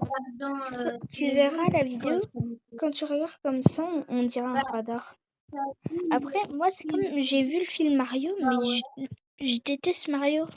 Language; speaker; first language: French; native; French